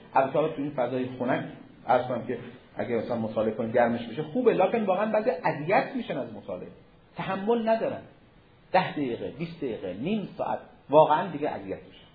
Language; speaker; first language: Persian; native; Persian